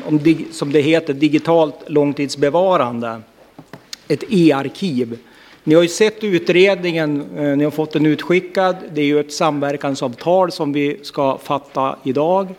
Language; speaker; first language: Swedish; native; Swedish